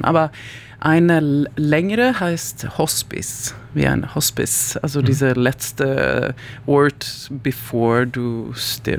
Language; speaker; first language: German; non-native, learner; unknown